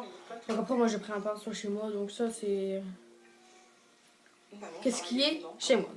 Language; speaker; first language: French; native; French